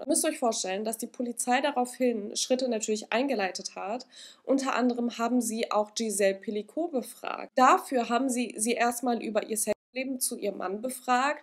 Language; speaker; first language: German; native; German